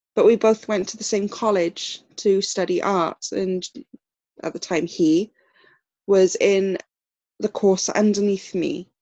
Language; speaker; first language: English; native; English